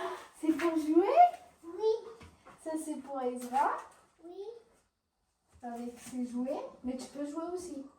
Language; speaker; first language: French; non-native, fluent; Amharic